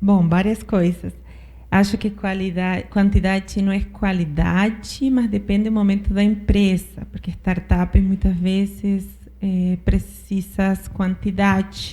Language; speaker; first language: Portuguese; non-native, fluent; Spanish